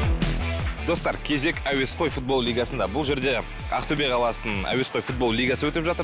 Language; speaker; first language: Kazakh; native; Kazakh